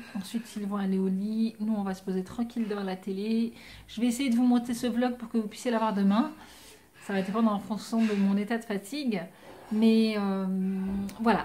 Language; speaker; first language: French; native; French